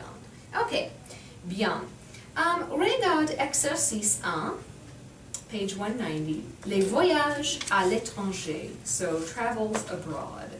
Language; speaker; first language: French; non-native, fluent; English